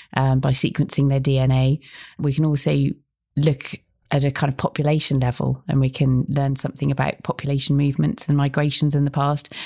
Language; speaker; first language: English; native; English